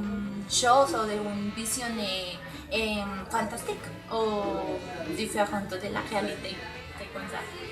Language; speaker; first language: French; non-native, learner; Spanish